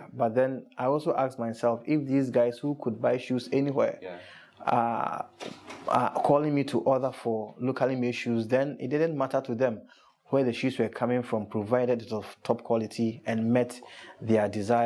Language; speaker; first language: English; non-native, local second language; Akan